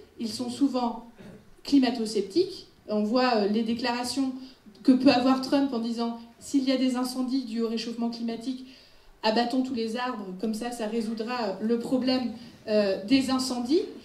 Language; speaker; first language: French; non-native, fluent; Dutch